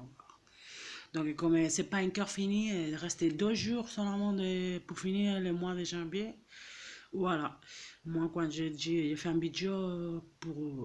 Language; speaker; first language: French; non-native, fluent; Catalan